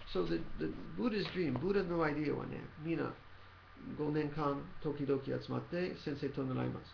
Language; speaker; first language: Japanese; non-native, learner; English